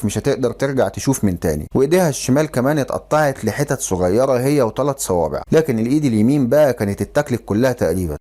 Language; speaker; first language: Arabic; native; Arabic